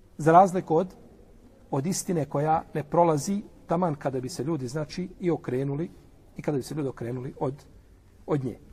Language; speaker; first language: Bosnian; native; Bosnian